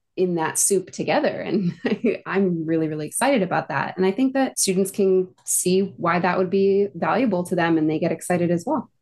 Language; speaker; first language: English; native; English